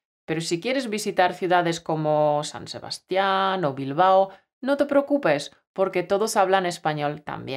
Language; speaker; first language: Spanish; native; Spanish